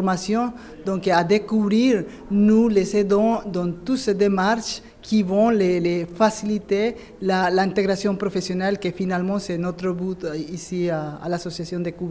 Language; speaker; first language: French; non-native, fluent; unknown